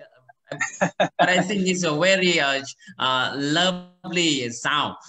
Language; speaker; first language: English; non-native, learner; Thai